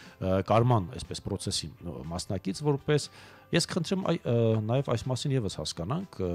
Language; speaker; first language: Armenian; native; Armenian